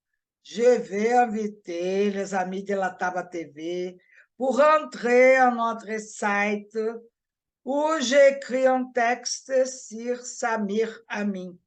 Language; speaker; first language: French; non-native, learner; Portuguese